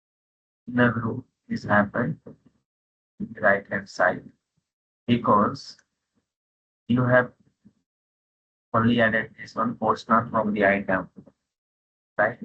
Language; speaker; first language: English; non-native, local second language; Hindi